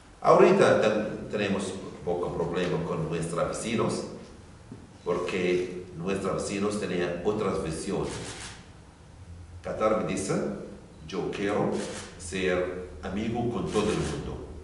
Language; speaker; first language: Spanish; non-native, learner; Arabic